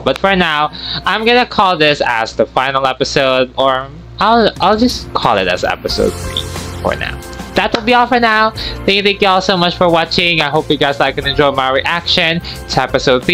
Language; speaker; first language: English; non-native, local second language; Filipino